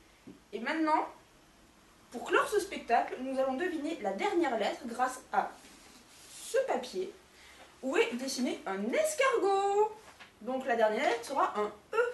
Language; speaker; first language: French; native; French